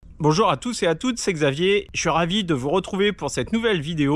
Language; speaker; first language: French; native; French